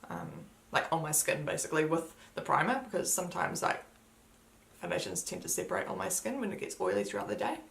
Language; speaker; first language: English; native; English